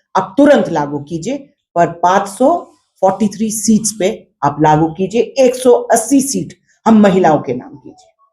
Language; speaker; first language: Hindi; non-native, local second language; Khasi